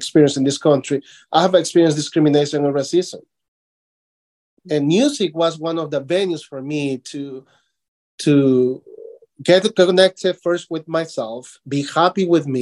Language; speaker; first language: English; non-native, fluent; Spanish